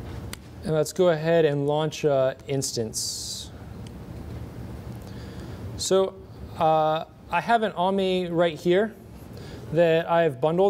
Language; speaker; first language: English; native; English